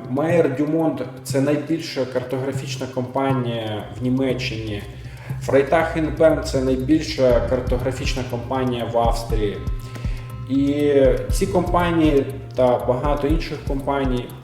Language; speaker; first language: Ukrainian; native; Ukrainian